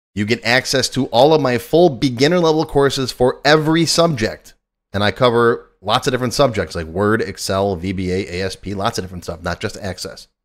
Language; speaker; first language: English; native; English